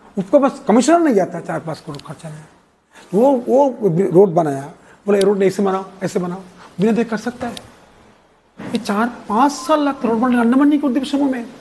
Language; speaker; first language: Hindi; non-native, local second language; Bangla